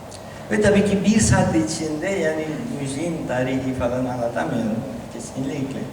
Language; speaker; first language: Turkish; non-native, learner; Spanish